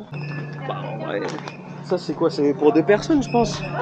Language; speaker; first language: French; native; French